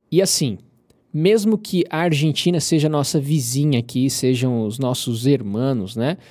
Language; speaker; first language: Portuguese; native; Portuguese